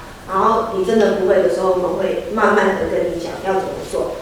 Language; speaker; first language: Chinese; early bilingual, heritage; Chinese